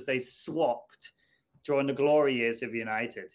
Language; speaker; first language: English; native; English